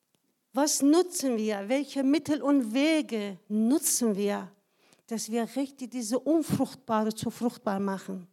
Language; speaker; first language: German; non-native, fluent; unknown